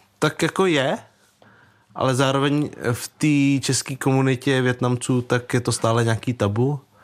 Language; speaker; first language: Czech; early bilingual, other home language; Vietnamese